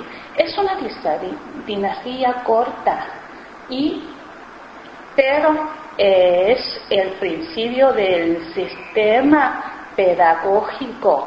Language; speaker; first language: Spanish; non-native, fluent; Chinese